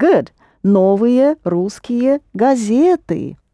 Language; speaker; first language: Russian; non-native, fluent; English